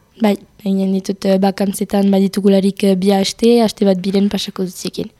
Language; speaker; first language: Basque; non-native, local second language; French